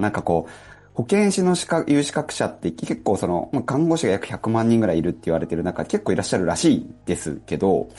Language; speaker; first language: Japanese; native; Japanese